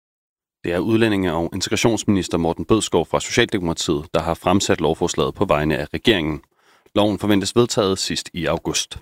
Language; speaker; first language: Danish; native; Danish